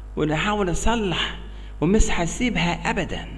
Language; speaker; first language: Arabic; non-native, learner; English